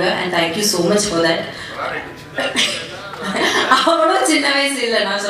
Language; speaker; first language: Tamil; non-native, learner; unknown